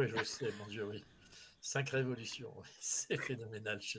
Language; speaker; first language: French; native; French